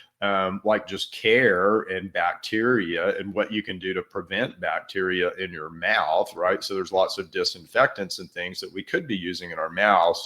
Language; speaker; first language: English; native; English